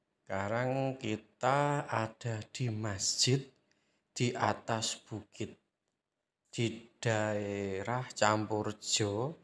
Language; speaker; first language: Indonesian; native; Indonesian